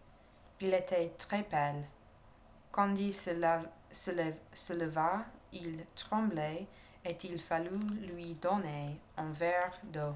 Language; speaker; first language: French; non-native, learner; English